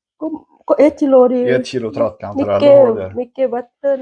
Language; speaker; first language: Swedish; non-native, learner; Thai